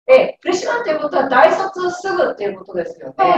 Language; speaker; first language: Japanese; native; Japanese